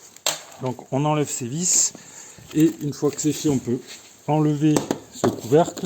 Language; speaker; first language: French; native; French